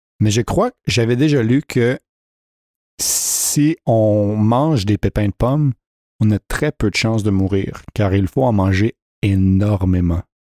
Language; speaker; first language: French; early bilingual, heritage; French